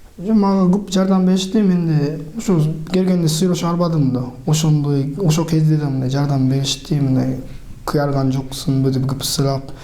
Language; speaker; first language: Kyrgyz; non-native, learner; Japanese